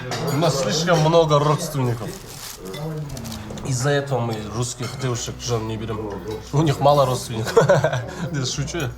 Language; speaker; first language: Russian; non-native, fluent; Uzbek